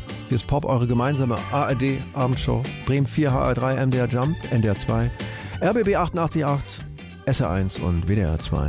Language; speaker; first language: German; native; German